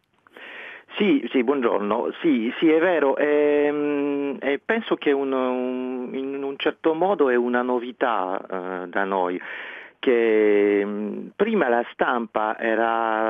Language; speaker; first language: Italian; non-native, fluent; French